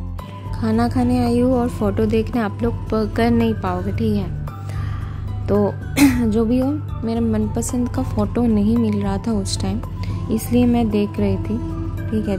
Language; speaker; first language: Hindi; non-native, local second language; Bangla